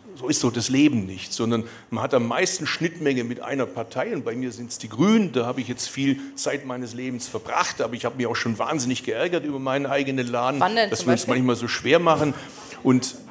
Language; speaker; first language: German; native; German